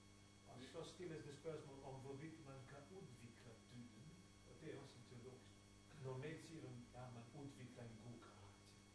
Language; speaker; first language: Danish; non-native, fluent; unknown